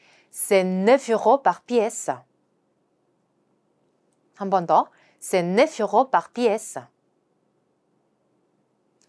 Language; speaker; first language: French; non-native, fluent; Korean